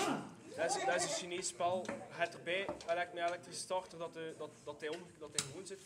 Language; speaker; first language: Dutch; native; Dutch